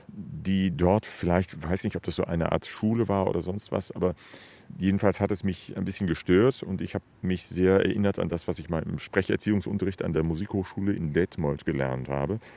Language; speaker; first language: German; native; German